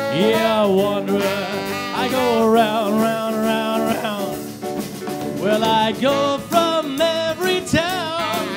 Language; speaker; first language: English; native; English